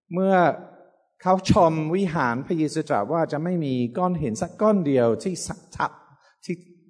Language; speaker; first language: Thai; non-native, fluent; English